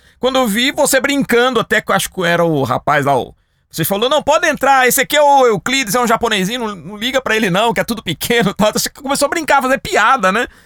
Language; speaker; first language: Portuguese; native; Portuguese